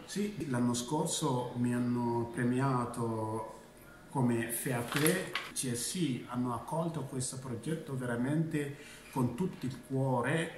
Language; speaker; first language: Italian; non-native, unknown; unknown